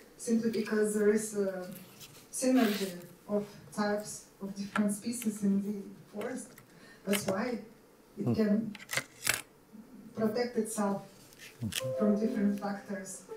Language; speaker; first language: English; non-native, learner; Russian